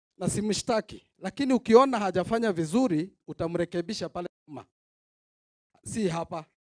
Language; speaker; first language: Swahili; non-native, local second language; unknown